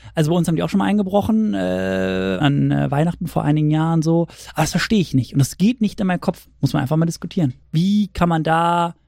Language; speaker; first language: German; native; German